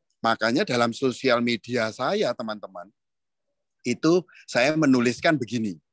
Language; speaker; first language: Indonesian; native; Indonesian